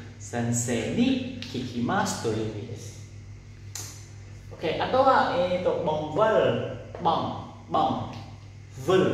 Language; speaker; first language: Japanese; non-native, fluent; Lao